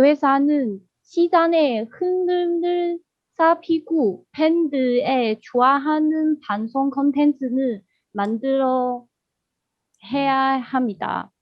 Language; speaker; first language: Korean; non-native, learner; Chinese